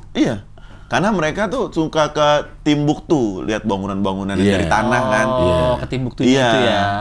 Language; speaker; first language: Indonesian; early bilingual, other home language; Fula